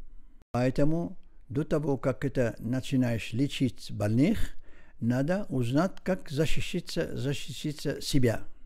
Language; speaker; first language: Russian; non-native, learner; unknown